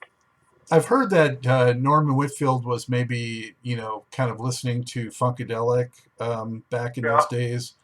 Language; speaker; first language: English; native; English